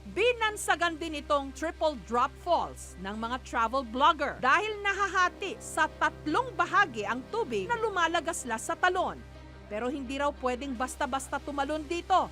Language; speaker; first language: Filipino; native; Filipino